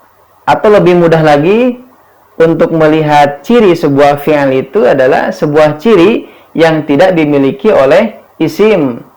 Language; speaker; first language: Indonesian; native; Indonesian